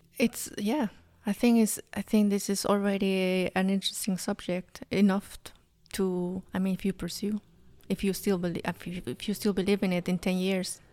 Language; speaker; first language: English; non-native, fluent; Spanish